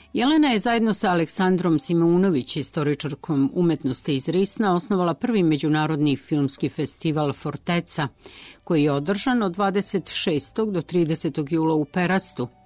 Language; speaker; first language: Serbian; native; Serbian